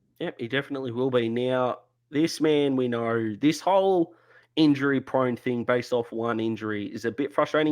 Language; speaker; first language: English; native; English